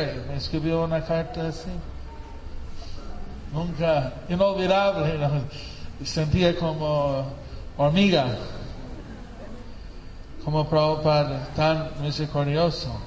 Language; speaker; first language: Spanish; non-native, fluent; English